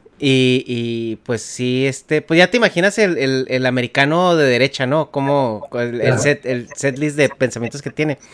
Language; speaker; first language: Spanish; native; Spanish